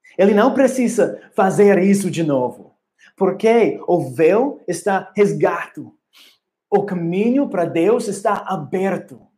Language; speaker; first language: Portuguese; non-native, learner; English